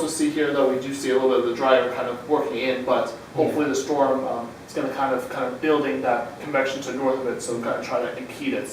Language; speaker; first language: English; native; English